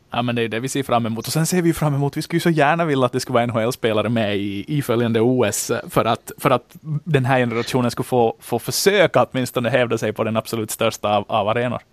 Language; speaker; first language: Swedish; native; Swedish